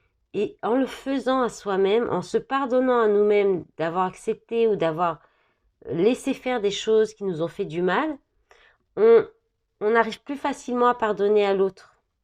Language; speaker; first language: French; native; French